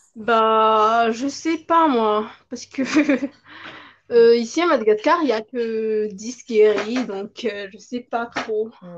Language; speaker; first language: French; non-native, local second language; Malagasy